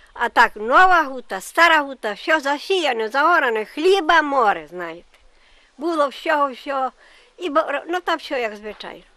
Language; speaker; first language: Ukrainian; native; Ukrainian